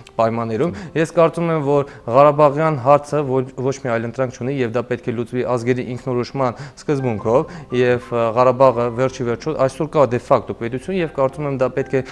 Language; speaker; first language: Armenian; non-native, local second language; Kurdish